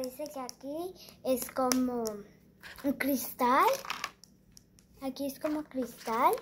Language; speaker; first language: Spanish; early bilingual, heritage; Spanish